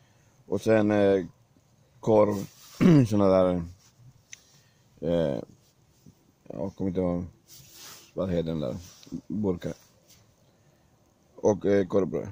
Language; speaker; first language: Swedish; non-native, learner; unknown